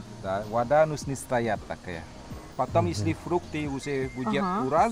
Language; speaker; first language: Russian; non-native, learner; Indonesian